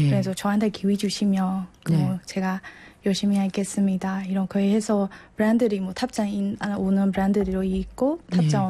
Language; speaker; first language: Korean; non-native, learner; Burmese